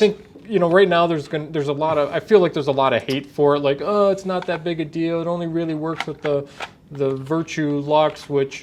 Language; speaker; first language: English; native; English